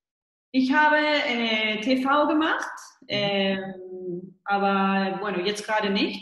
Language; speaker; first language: German; early bilingual, heritage; Spanish